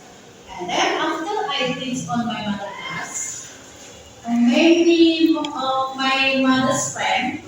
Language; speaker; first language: English; non-native, learner; Indonesian